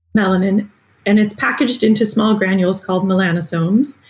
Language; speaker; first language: English; native; English